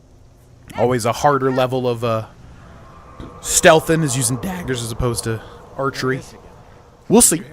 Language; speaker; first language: English; native; English